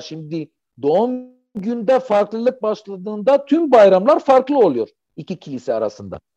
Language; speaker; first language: Turkish; non-native, fluent; Arabic